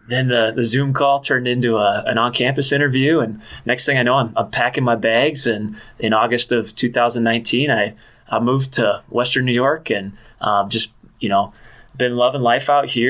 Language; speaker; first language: English; native; English